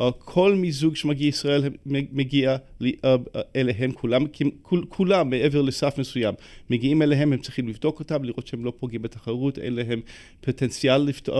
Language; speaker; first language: Hebrew; non-native, fluent; English